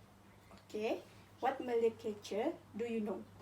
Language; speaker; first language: English; non-native, local second language; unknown